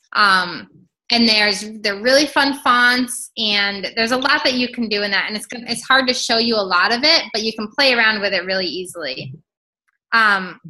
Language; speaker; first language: English; native; English